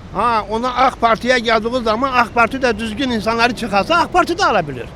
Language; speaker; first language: Turkish; native; Turkish